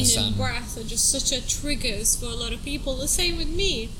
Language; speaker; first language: English; non-native, fluent; Russian